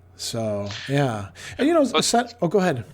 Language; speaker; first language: English; native; English